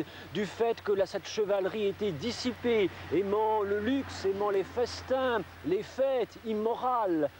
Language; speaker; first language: French; native; French